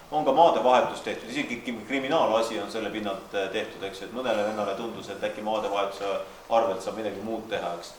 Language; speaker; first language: Estonian; native; Estonian